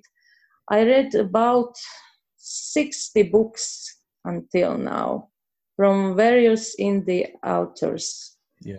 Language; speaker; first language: English; non-native, learner; Croatian